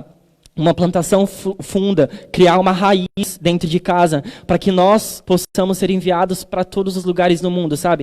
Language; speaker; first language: Portuguese; native; Portuguese